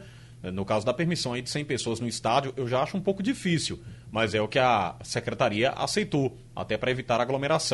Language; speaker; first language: Portuguese; native; Portuguese